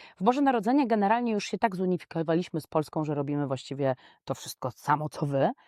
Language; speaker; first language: Polish; native; Polish